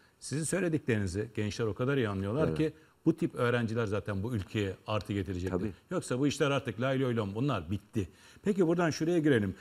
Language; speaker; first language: Turkish; native; Turkish